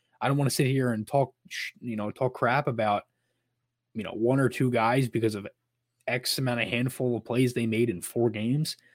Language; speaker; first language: English; native; English